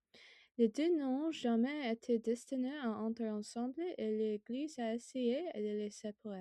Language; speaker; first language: French; non-native, learner; English